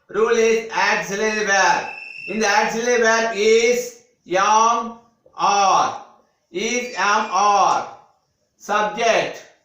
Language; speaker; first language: English; non-native, local second language; Telugu